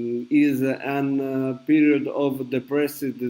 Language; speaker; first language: English; non-native, learner; Italian